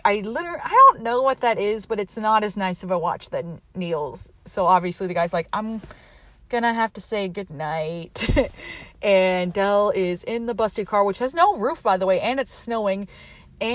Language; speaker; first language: English; native; English